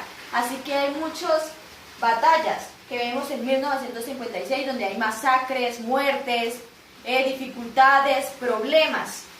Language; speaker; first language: Spanish; native; Spanish